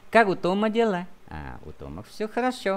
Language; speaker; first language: Russian; non-native, fluent; Vietnamese